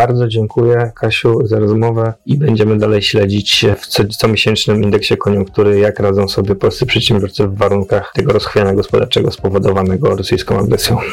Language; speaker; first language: Polish; native; Polish